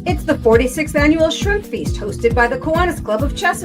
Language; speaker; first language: English; native; English